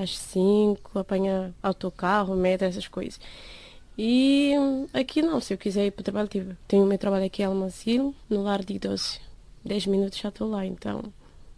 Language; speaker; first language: Portuguese; non-native, local second language; Kabuverdianu